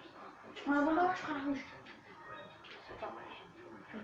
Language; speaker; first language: French; native; French